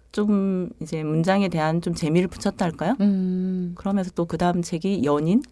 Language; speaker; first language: Korean; native; Korean